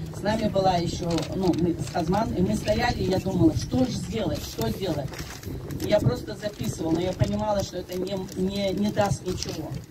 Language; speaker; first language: Russian; non-native, local second language; Chechen